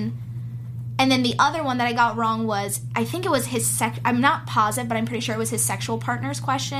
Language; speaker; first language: English; native; English